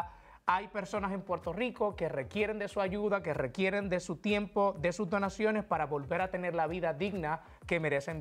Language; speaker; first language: Spanish; native; Spanish